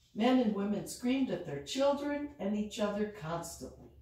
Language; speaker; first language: English; native; English